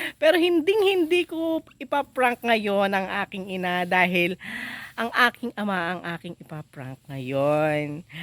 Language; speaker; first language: Filipino; native; Filipino